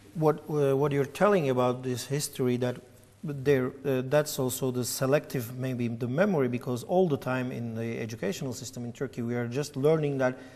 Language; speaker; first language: English; non-native, fluent; Turkish